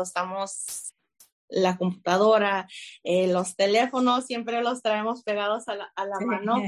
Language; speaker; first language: Spanish; early bilingual, heritage; Spanish